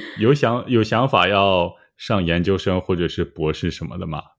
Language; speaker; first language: Chinese; native; Chinese